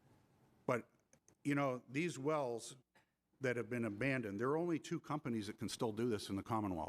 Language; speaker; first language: English; native; English